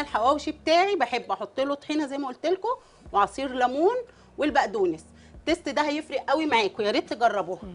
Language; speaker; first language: Arabic; native; Arabic